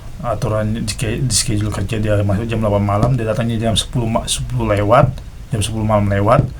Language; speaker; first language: Indonesian; native; Indonesian